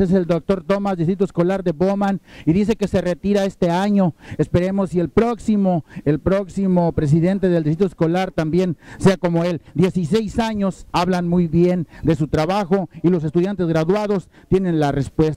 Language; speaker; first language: Spanish; native; Spanish